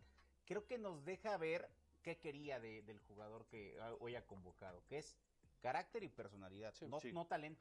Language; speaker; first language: Spanish; native; Spanish